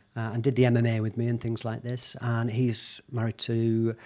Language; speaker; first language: English; native; English